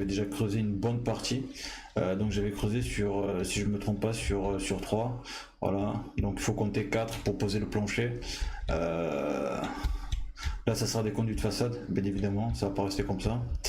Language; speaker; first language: French; native; French